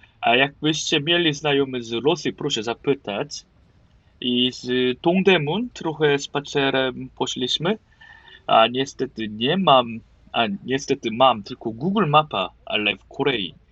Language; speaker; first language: Polish; non-native, learner; Korean